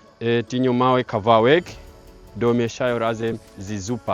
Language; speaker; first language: Polish; non-native, learner; Swahili